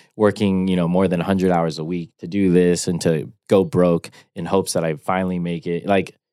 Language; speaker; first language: English; native; English